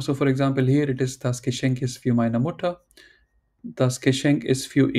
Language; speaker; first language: German; non-native, fluent; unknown